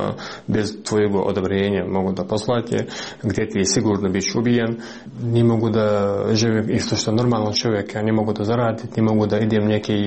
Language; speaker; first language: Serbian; non-native, learner; Russian